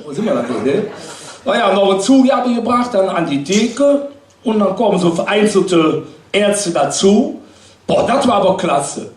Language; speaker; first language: German; native; German